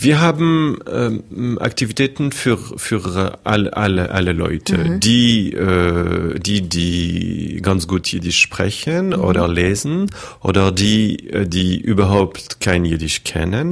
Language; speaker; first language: German; non-native, fluent; French